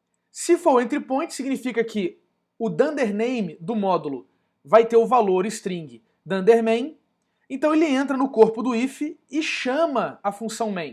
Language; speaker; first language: Portuguese; native; Portuguese